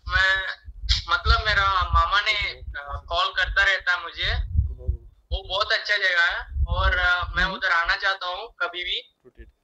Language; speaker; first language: Hindi; native; Hindi